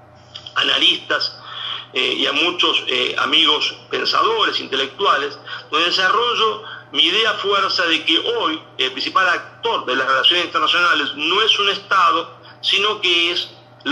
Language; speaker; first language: Spanish; native; Spanish